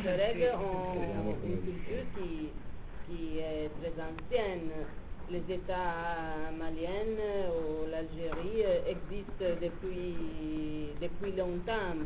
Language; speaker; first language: French; non-native, fluent; Italian